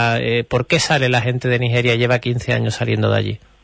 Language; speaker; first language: Spanish; native; Spanish